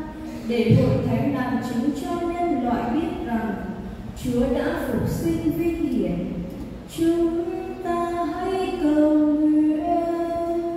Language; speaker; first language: Vietnamese; native; Vietnamese